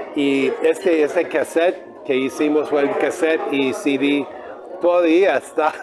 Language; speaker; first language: Spanish; non-native, fluent; English